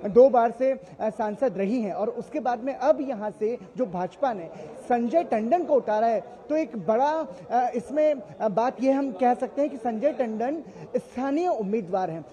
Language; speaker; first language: Hindi; native; Hindi